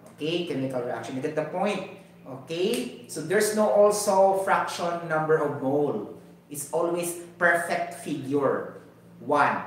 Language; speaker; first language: English; non-native, local second language; Cebuano